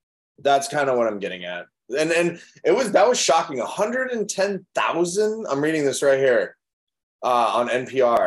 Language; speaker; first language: English; native; English